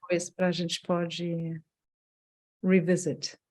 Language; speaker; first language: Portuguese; non-native, fluent; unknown